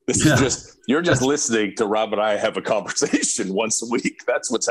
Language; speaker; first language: English; native; English